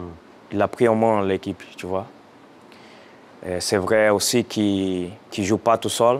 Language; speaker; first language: French; non-native, fluent; Portuguese